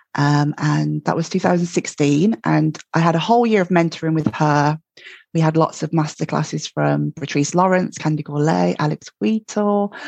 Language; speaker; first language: English; native; English